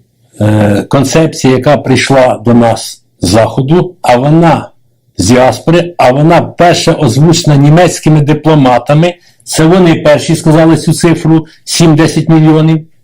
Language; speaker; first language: Ukrainian; native; Ukrainian